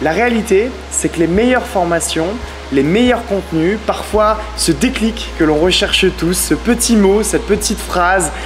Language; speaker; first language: French; native; French